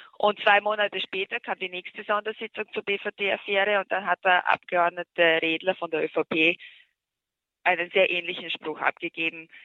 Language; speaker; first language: German; early bilingual, other home language; Bosnian